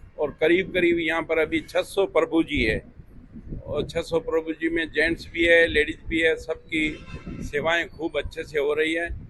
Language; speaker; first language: Hindi; non-native, local second language; Gujarati